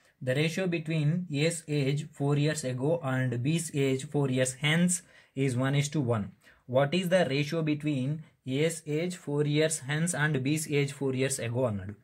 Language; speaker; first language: English; non-native, local second language; Telugu